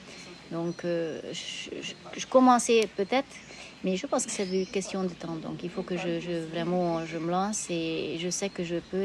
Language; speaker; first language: French; non-native, fluent; Hungarian